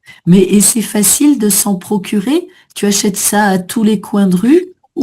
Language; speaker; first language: French; native; French